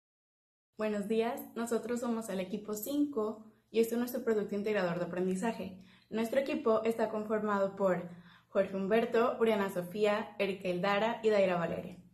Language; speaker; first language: Spanish; native; Spanish